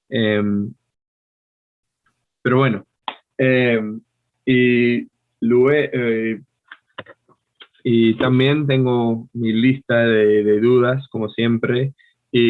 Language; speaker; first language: Spanish; non-native, fluent; English